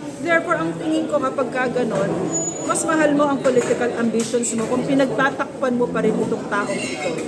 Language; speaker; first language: Filipino; native; Filipino